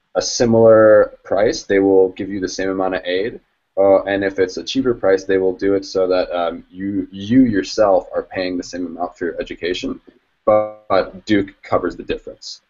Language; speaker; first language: English; native; English